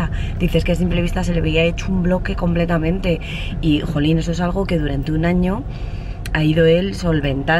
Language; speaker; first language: Spanish; native; Spanish